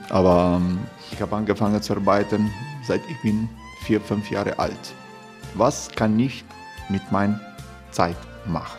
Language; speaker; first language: German; non-native, learner; Croatian